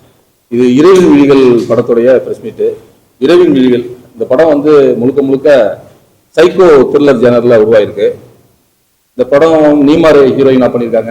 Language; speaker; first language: Tamil; native; Tamil